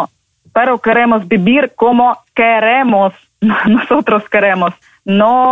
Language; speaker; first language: Spanish; non-native, fluent; Ukrainian